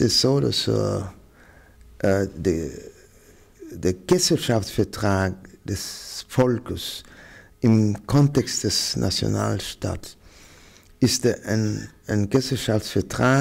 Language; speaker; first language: German; non-native, fluent; Arabic